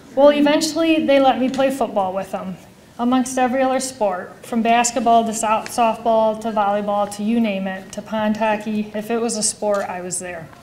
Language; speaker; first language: English; native; English